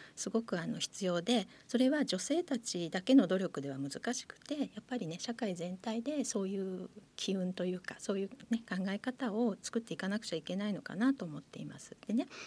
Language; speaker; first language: Japanese; native; Japanese